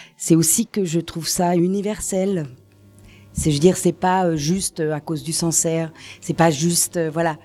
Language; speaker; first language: French; native; French